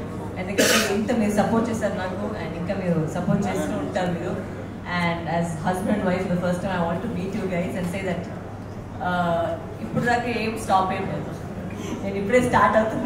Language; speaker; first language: Telugu; non-native, learner; Tamil